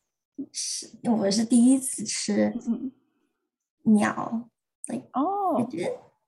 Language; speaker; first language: Chinese; early bilingual, heritage; Chinese